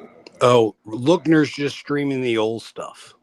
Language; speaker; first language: English; native; English